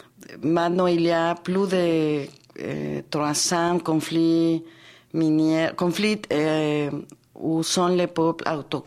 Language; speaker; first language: French; non-native, fluent; Spanish